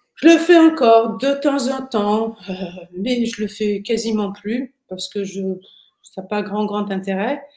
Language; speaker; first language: French; native; French